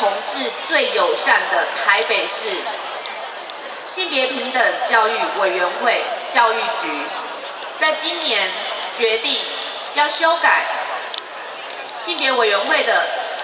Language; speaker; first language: Chinese; native; Chinese